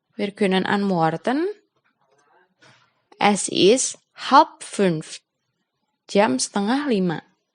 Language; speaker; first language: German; non-native, fluent; Indonesian